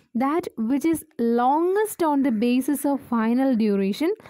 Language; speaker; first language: English; non-native, local second language; Malayalam